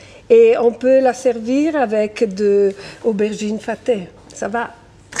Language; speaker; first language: French; non-native, fluent; Italian